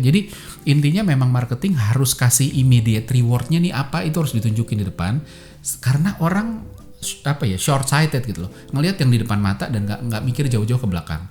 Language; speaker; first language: Indonesian; native; Indonesian